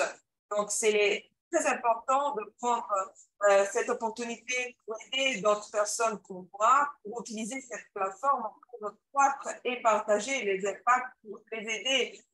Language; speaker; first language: French; non-native, learner; English